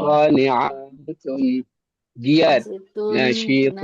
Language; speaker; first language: Arabic; non-native, fluent; Indonesian